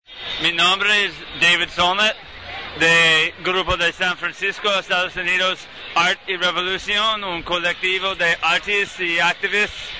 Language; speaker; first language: Spanish; non-native, learner; English